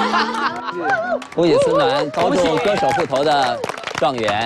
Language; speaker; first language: Chinese; native; Chinese